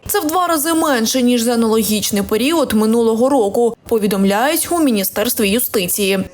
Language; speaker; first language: Ukrainian; native; Ukrainian